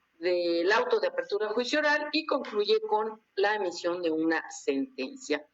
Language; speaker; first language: Spanish; native; Spanish